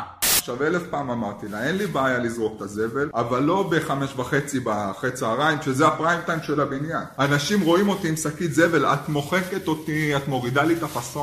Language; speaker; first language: Hebrew; native; Hebrew